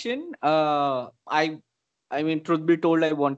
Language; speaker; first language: English; non-native, local second language; Hindi